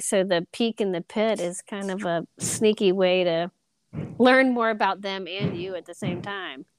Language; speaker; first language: English; native; English